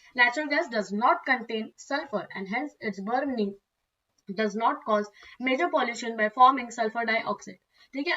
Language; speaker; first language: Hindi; non-native, local second language; Marathi